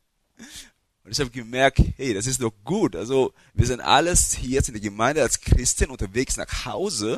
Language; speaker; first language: German; non-native, fluent; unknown